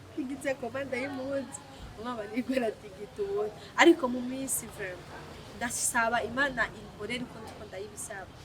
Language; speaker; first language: Rundi; native; Rundi